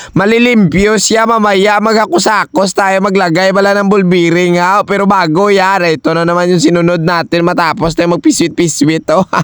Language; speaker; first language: Filipino; non-native, local second language; Cebuano